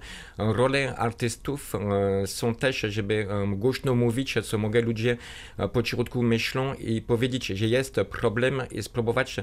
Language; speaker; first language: Polish; non-native, fluent; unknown